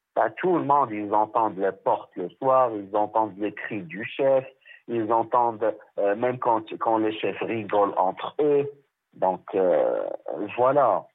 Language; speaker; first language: French; non-native, local second language; Arabic